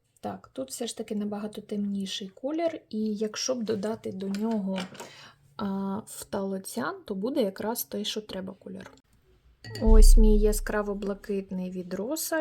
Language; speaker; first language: Ukrainian; native; Ukrainian